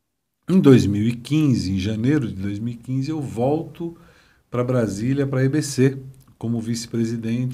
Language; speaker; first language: Portuguese; native; Portuguese